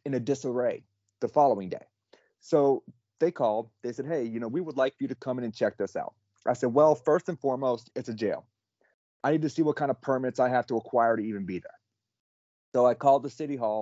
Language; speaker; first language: English; native; English